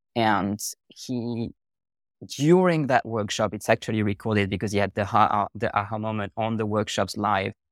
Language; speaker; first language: English; non-native, fluent; French